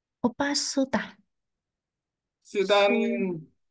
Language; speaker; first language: Korean; non-native, learner; Vietnamese